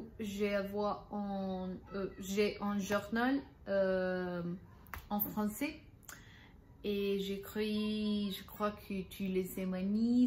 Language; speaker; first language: French; non-native, learner; Spanish